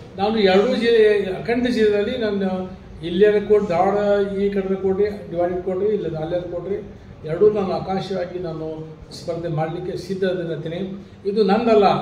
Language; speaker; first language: Kannada; non-native, local second language; Urdu